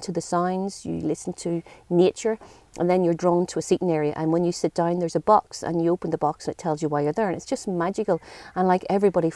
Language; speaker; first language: English; native; English